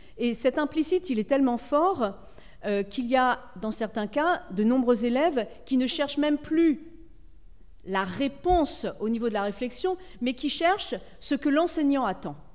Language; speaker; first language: French; native; French